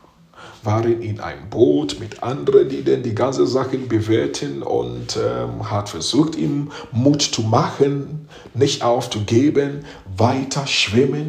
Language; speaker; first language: German; non-native, fluent; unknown